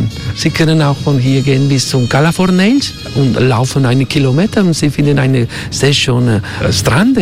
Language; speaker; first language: German; non-native, learner; Spanish